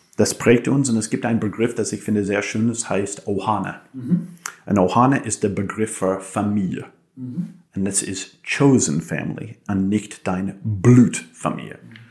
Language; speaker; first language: German; non-native, fluent; English